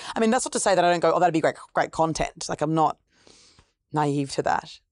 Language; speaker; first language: English; native; English